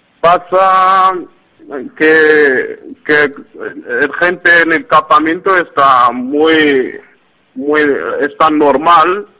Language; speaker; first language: Spanish; non-native, learner; Arabic